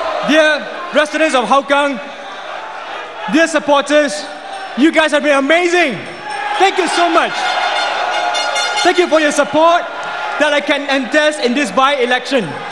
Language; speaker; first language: English; non-native, local second language; Chinese